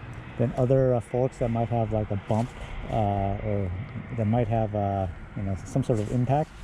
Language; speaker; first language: English; native; English